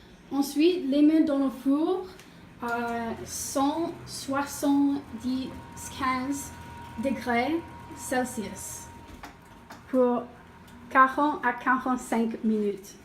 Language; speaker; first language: French; non-native, learner; English